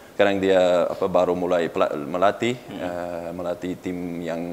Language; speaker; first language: Indonesian; non-native, learner; Uzbek